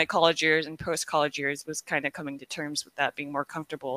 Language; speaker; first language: English; early bilingual, other home language; Korean